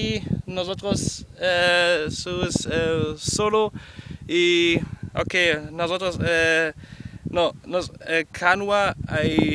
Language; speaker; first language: Spanish; non-native, learner; German